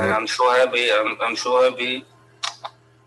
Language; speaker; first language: English; non-native, learner; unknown